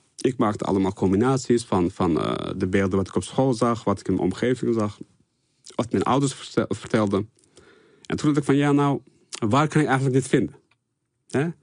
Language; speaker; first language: Dutch; early bilingual, other home language; Turkish